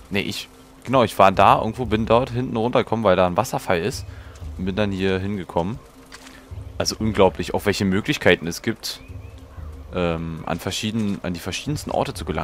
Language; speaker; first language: German; native; German